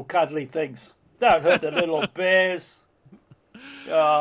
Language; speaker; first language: English; native; English